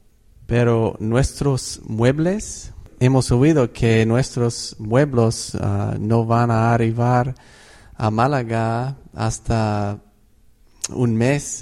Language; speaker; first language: Spanish; non-native, fluent; English